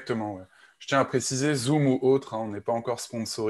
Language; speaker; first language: French; native; French